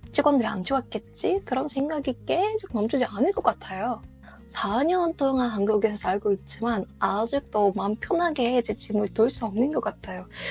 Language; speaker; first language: Korean; non-native, fluent; Russian